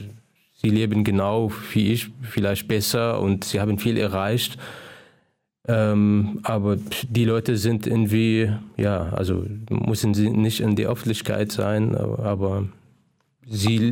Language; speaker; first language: German; non-native, fluent; Arabic